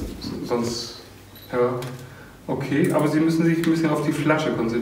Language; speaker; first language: German; native; German